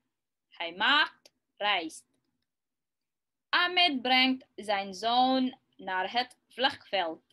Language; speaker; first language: Dutch; non-native, learner; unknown